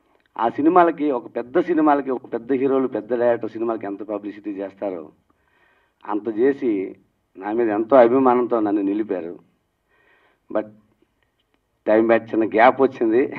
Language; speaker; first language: Telugu; native; Telugu